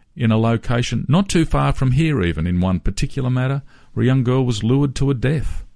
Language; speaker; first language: English; native; English